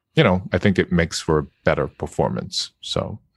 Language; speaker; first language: English; non-native, fluent; Japanese